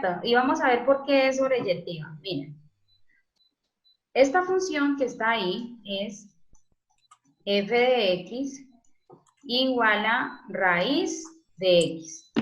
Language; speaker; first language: Spanish; native; Spanish